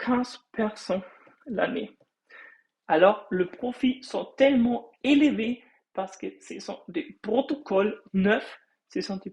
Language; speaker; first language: French; non-native, fluent; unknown